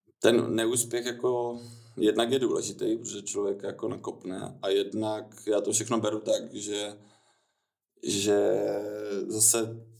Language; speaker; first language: Czech; native; Czech